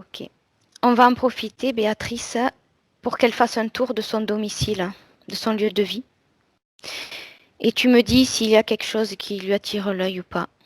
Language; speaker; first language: French; native; French